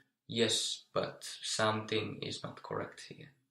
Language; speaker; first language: English; non-native, fluent; Finnish